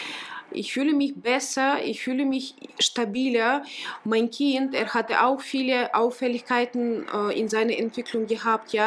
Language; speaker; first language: German; non-native, local second language; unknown